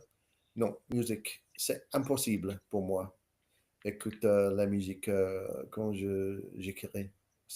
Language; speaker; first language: French; non-native, learner; English